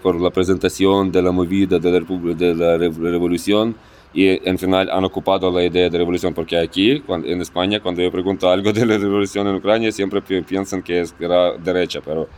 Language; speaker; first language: Spanish; non-native, fluent; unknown